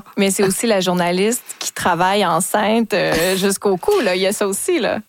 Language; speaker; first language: French; native; French